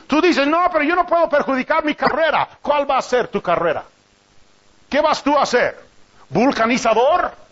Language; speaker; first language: Spanish; non-native, fluent; English